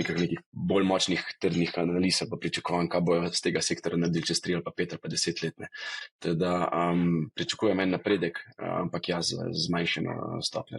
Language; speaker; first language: Slovenian; native; Slovenian